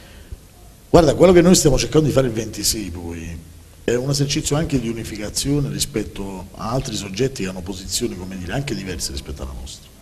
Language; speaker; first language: Italian; native; Italian